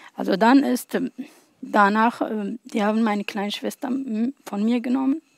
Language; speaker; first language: German; non-native, learner; Arabic